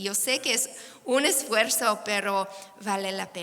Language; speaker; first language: Spanish; non-native, fluent; English